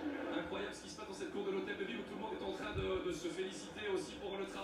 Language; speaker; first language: French; native; French